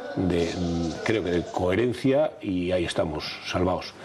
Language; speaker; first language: Spanish; native; Spanish